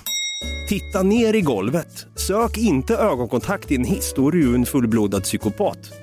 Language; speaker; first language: Swedish; native; Swedish